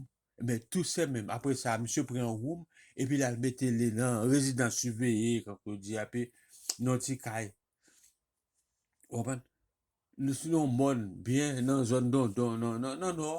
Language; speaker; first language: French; non-native, local second language; Haitian Creole